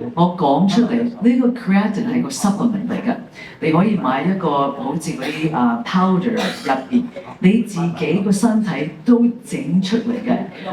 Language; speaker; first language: Cantonese; early bilingual, heritage; English